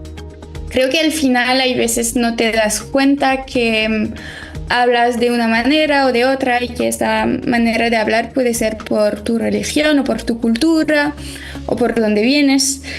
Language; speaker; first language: Spanish; non-native, fluent; French